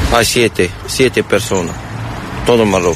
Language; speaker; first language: Spanish; non-native, learner; Arabic